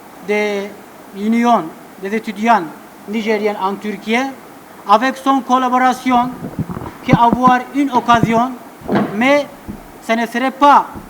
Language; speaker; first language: French; non-native, learner; Turkish